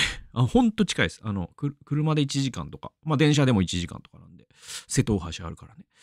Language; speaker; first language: Japanese; native; Japanese